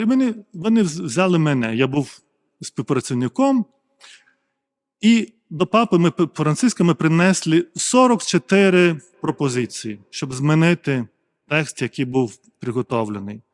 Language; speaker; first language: Ukrainian; non-native, fluent; Lithuanian